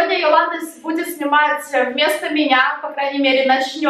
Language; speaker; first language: Russian; native; Russian